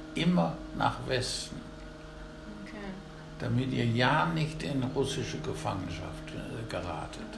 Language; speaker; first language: German; native; German